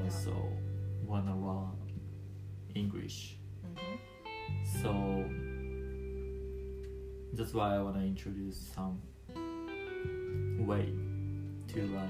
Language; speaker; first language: English; non-native, learner; Japanese